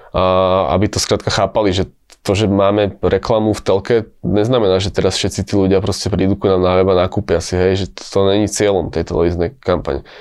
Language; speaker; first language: Slovak; native; Slovak